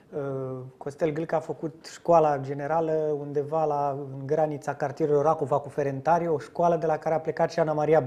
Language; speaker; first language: Romanian; native; Romanian